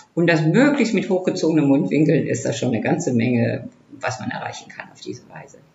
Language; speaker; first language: German; native; German